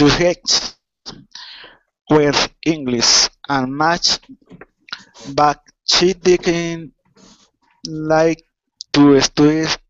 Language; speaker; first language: English; non-native, learner; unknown